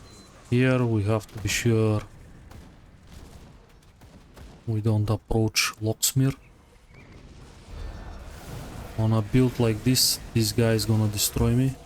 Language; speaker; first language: English; non-native, fluent; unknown